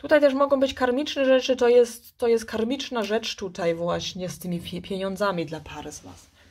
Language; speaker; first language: Polish; early bilingual, heritage; Polish